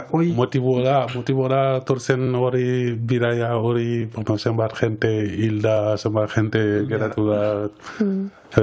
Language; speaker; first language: Basque; non-native, learner; Wolof